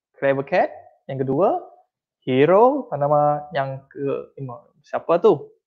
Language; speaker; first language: Malay; non-native, local second language; Chinese